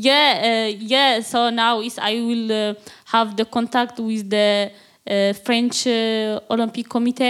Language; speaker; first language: English; non-native, learner; Tigrinya